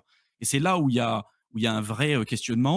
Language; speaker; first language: French; native; French